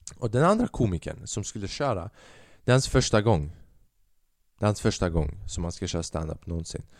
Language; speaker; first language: Swedish; early bilingual, other home language; Albanian